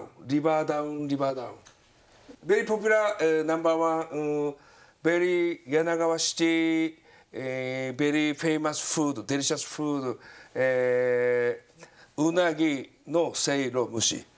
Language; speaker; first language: English; non-native, learner; Japanese